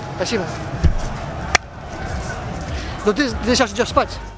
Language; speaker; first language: Russian; early bilingual, heritage; Russian